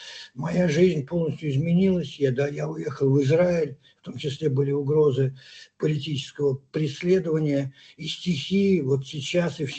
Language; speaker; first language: Russian; native; Russian